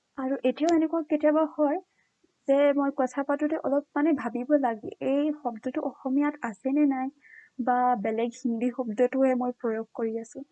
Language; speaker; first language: Assamese; non-native, fluent; Konkani